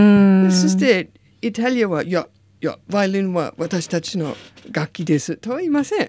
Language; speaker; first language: Japanese; non-native, learner; English